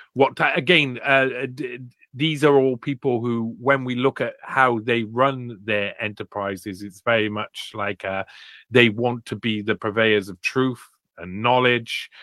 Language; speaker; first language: English; native; English